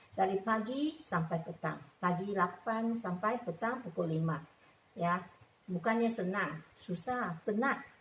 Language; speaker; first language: Malay; non-native, local second language; Chinese